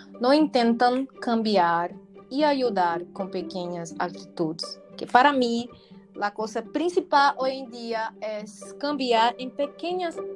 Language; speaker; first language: Spanish; non-native, learner; Portuguese